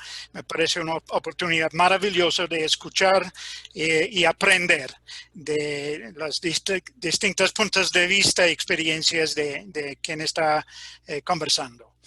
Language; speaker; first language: Spanish; non-native, fluent; English